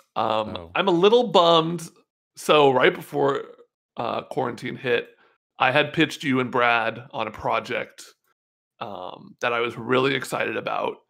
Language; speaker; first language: English; native; English